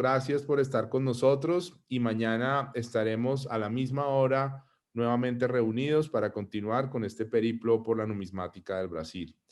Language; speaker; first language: Spanish; native; Spanish